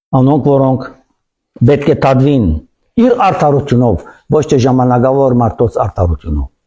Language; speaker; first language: Armenian; early bilingual, heritage; Armenian